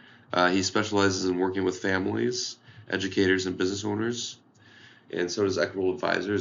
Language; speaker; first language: English; native; English